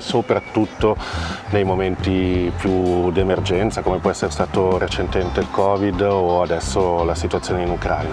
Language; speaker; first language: Italian; native; Italian